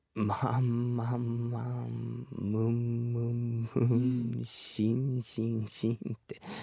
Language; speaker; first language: Japanese; non-native, fluent; English